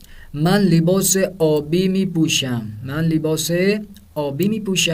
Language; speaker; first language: Persian; non-native, fluent; Urdu